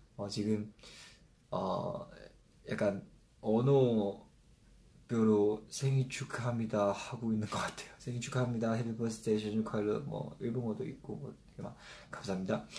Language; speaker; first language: Korean; non-native, fluent; Chinese